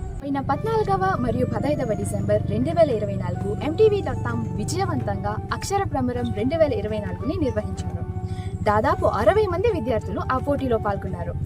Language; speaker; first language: Telugu; early bilingual, heritage; Telugu